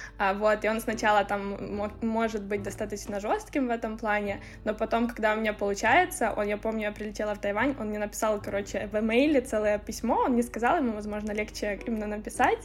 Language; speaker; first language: Russian; non-native, local second language; Ukrainian